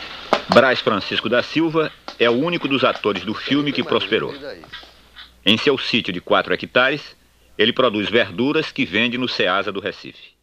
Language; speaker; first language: Portuguese; native; Portuguese